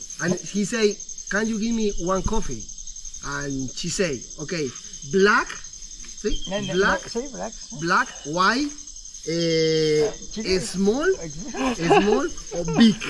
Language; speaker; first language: English; non-native, learner; Spanish